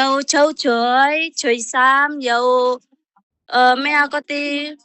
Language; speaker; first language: Chinese; non-native, learner; Indonesian